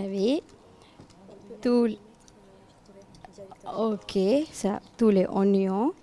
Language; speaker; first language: French; non-native, learner; Tamil